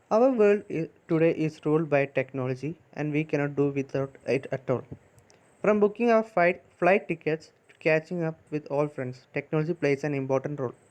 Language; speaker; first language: English; non-native, local second language; Malayalam